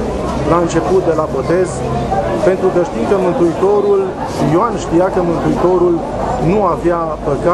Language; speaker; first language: Romanian; native; Romanian